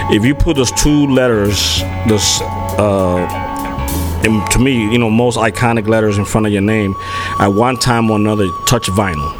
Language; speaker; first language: English; native; English